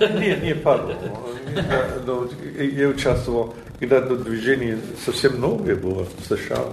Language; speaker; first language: Russian; non-native, fluent; English